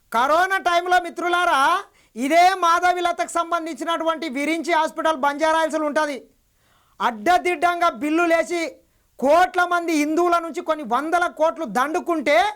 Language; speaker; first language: Telugu; native; Telugu